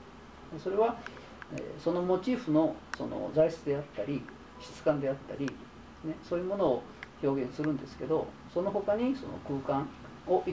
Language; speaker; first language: Japanese; native; Japanese